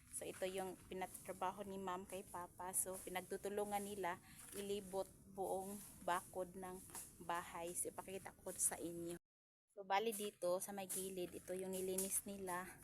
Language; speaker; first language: Filipino; non-native, local second language; Cebuano